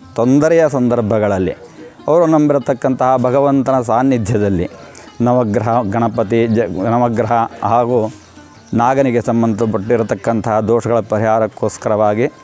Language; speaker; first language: Kannada; native; Kannada